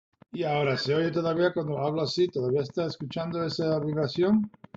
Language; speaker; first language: Spanish; non-native, fluent; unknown